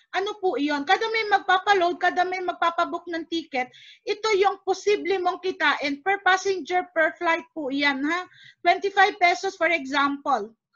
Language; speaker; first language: Filipino; native; Filipino